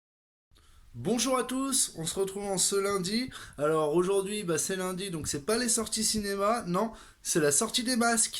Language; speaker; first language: French; native; French